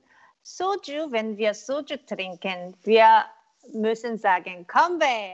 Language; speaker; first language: German; non-native, learner; Korean